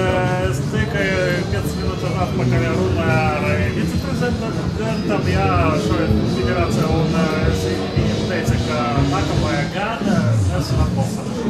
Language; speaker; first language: Latvian; non-native, local second language; Russian